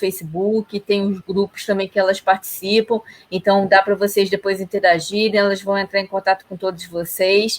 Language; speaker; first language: Portuguese; native; Portuguese